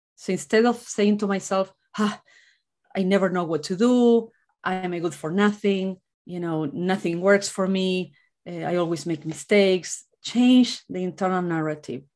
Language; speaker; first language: English; non-native, fluent; Spanish